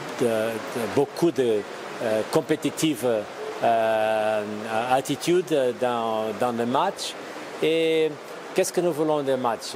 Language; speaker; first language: French; non-native, fluent; Portuguese